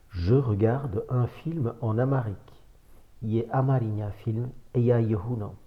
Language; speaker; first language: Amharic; non-native, fluent; French